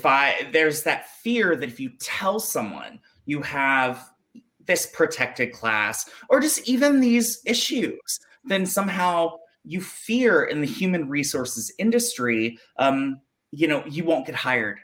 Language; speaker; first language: English; native; English